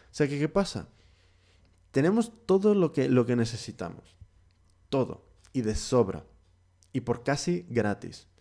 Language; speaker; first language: Spanish; early bilingual, heritage; Spanish